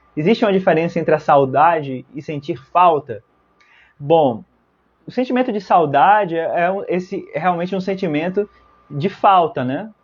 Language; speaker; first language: Portuguese; native; Portuguese